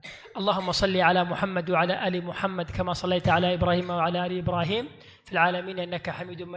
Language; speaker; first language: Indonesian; non-native, learner; Arabic